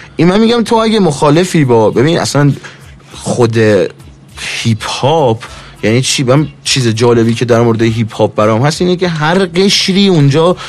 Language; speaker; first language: Persian; native; Persian